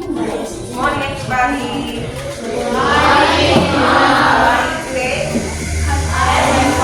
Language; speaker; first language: English; non-native, fluent; Indonesian